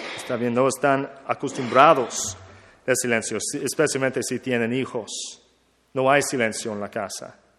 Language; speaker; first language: Spanish; non-native, learner; English